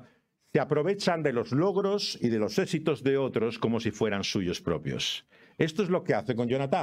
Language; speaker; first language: Spanish; native; Spanish